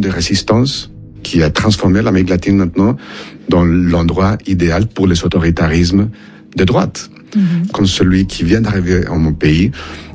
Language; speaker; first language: French; non-native, fluent; Spanish